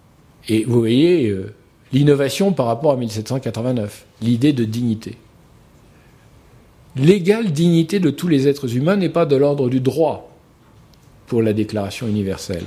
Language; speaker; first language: French; native; French